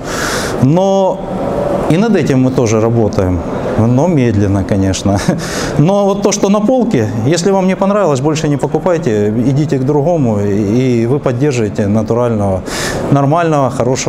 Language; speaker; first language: Russian; native; Russian